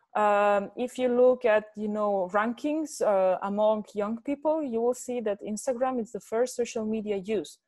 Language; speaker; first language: English; non-native, fluent; Spanish